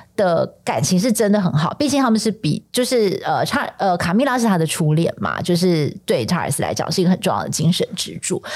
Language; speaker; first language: Chinese; native; Chinese